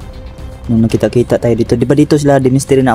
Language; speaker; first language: Filipino; native; Filipino